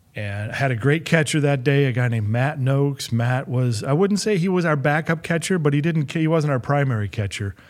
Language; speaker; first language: English; native; English